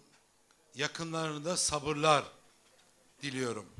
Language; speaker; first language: Turkish; native; Turkish